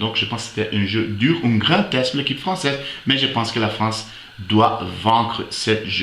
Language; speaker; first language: French; non-native, fluent; Portuguese